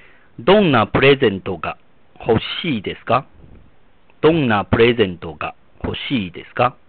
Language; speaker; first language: Japanese; non-native, fluent; Chinese